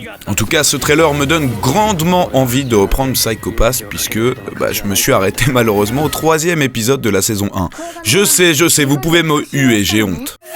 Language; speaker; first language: French; native; French